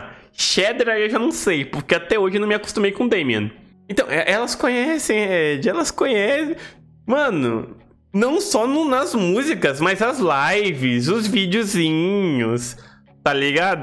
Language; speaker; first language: Portuguese; native; Portuguese